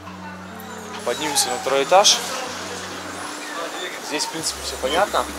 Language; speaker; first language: Russian; native; Russian